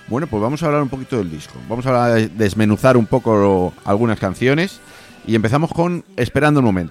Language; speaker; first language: Spanish; native; Spanish